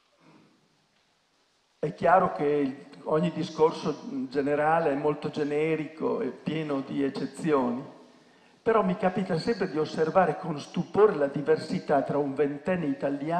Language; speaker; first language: Italian; native; Italian